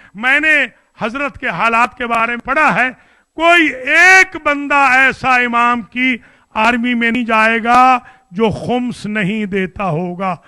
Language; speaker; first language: Urdu; non-native, local second language; Punjabi